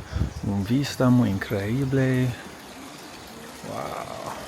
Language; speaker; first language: Spanish; non-native, learner; English